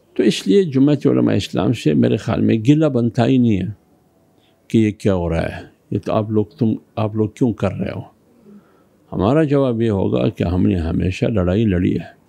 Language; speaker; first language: Urdu; non-native, local second language; Pashto